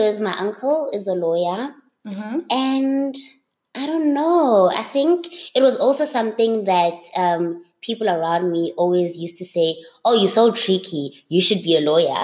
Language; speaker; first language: English; non-native, local second language; Zulu